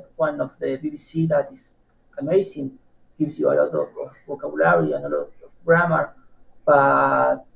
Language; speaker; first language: English; non-native, learner; Spanish